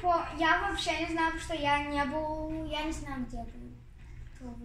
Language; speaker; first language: Russian; early bilingual, heritage; Russian